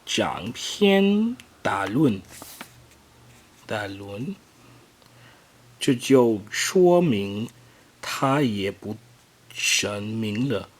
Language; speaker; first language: Chinese; non-native, learner; English